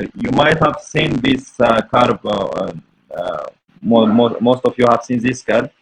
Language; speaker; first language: English; non-native, local second language; Amharic